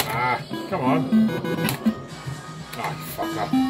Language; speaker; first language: English; native; English